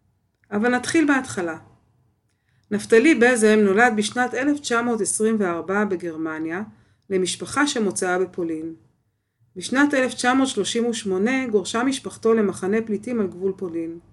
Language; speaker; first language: Hebrew; native; Hebrew